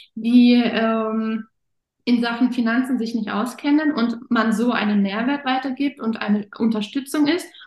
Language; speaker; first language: German; early bilingual, other home language; Russian